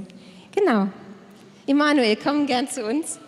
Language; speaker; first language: German; native; German